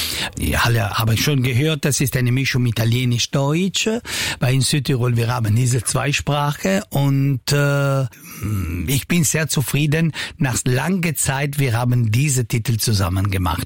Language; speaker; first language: German; non-native, local second language; Italian